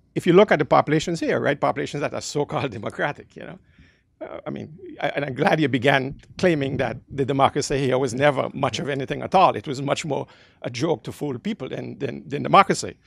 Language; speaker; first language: English; early bilingual, other home language; Dutch